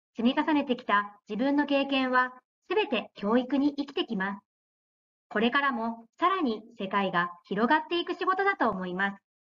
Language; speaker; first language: Japanese; native; Japanese